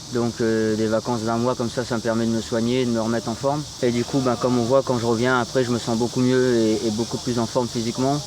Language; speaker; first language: French; native; French